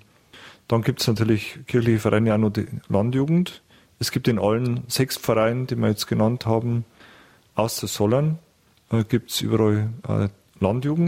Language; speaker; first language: German; native; German